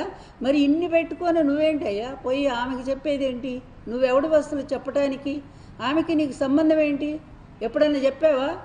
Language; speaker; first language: Telugu; native; Telugu